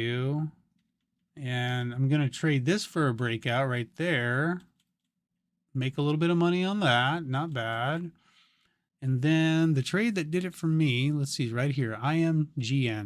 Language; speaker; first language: English; native; English